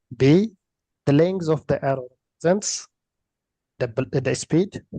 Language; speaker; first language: English; non-native, local second language; Amharic